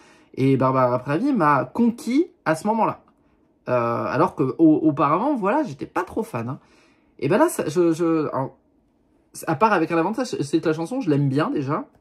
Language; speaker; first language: French; native; French